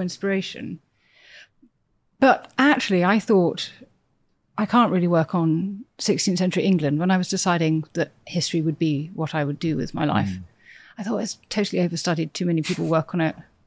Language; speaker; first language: English; native; English